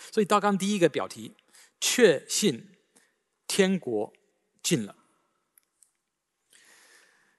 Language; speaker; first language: Chinese; native; Chinese